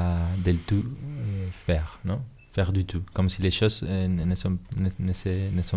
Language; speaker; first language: French; non-native, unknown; Spanish